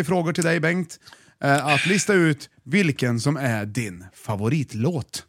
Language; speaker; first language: Swedish; native; Swedish